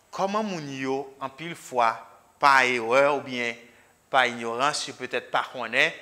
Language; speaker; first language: English; non-native, fluent; Haitian Creole